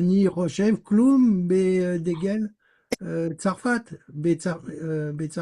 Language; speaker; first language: Hebrew; non-native, learner; French